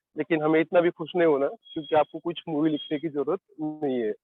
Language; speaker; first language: Hindi; non-native, local second language; Marathi